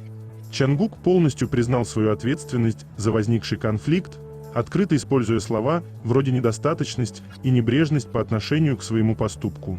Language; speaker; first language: Russian; native; Russian